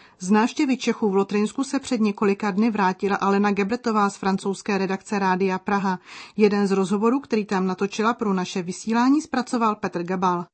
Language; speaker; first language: Czech; native; Czech